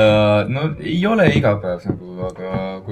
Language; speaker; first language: Estonian; non-native, local second language; Russian